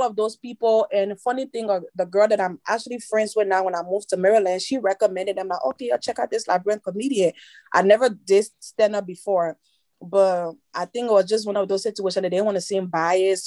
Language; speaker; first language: English; non-native, fluent; French